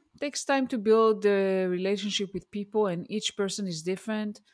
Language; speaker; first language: English; non-native, fluent; Hebrew